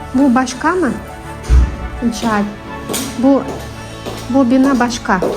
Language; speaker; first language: Turkish; non-native, learner; Russian